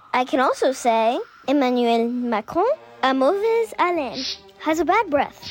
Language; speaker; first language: English; early bilingual, other home language; French